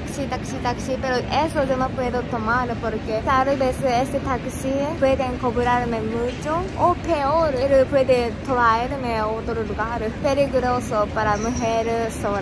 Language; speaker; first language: Spanish; non-native, learner; Japanese